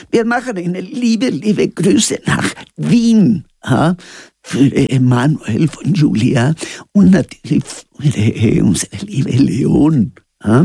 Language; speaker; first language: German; non-native, learner; Spanish